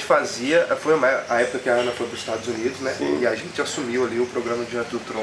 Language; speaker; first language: Portuguese; native; Portuguese